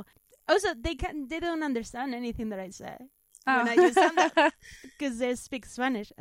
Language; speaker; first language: English; non-native, fluent; Spanish